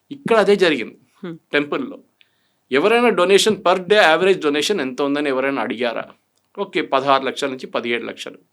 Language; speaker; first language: Telugu; non-native, fluent; Malayalam